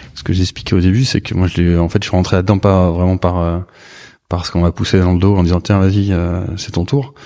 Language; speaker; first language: French; native; French